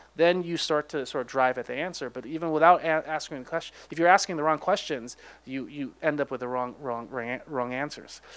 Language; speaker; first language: English; native; English